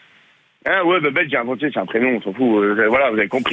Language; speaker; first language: French; native; French